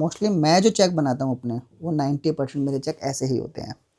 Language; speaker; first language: Hindi; native; Hindi